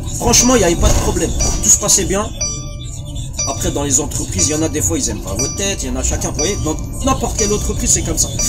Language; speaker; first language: French; early bilingual, other home language; Arabic